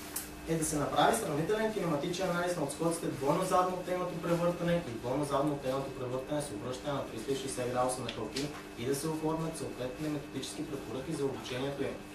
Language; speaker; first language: Bulgarian; native; Bulgarian